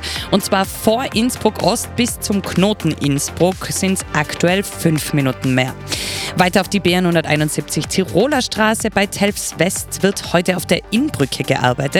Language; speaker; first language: German; native; German